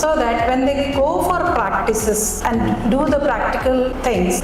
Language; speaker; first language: English; non-native, local second language; Telugu